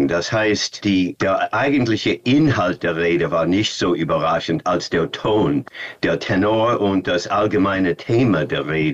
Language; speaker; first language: German; non-native, fluent; English